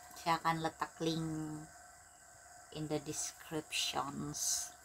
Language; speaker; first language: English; non-native, local second language; Malay